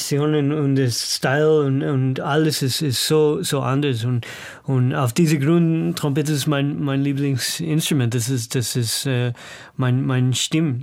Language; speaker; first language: German; non-native, learner; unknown